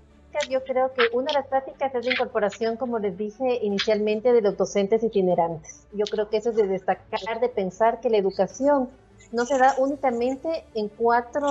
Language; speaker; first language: Spanish; native; Spanish